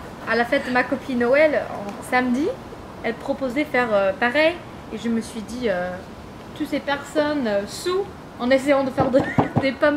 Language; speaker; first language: French; non-native, fluent; English